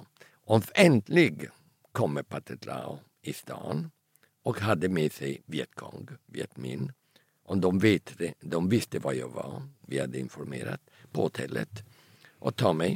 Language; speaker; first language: Swedish; early bilingual, heritage; Italian